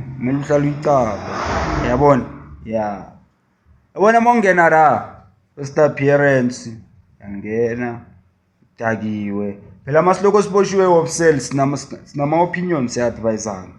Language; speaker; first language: Zulu; native; Zulu